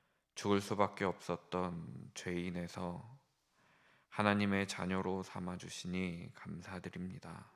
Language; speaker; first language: Korean; native; Korean